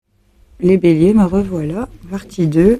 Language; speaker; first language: French; native; French